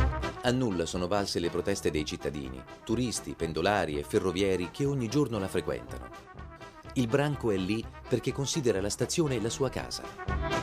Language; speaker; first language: Italian; native; Italian